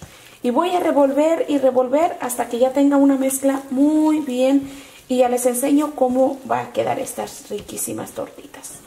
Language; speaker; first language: Spanish; native; Spanish